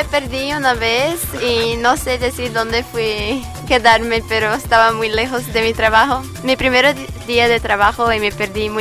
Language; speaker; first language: Spanish; non-native, learner; Portuguese